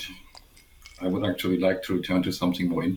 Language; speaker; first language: English; non-native, fluent; German